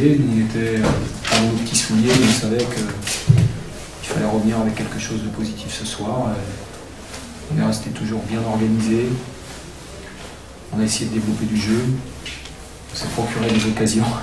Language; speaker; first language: French; native; French